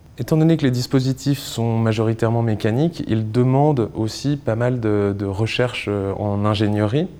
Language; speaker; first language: French; native; French